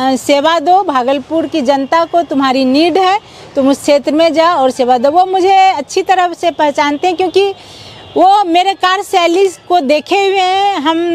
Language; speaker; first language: Hindi; native; Hindi